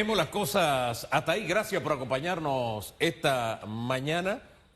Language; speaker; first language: Spanish; native; Spanish